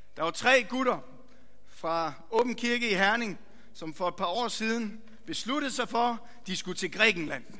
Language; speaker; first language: Danish; native; Danish